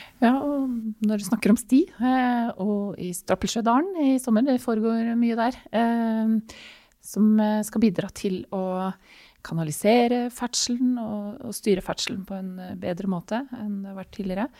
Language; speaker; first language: Norwegian; native; Norwegian